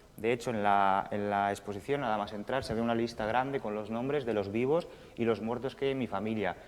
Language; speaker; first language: Spanish; early bilingual, other home language; Romanian